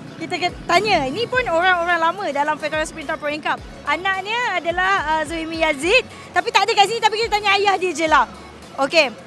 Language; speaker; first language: Malay; native; Malay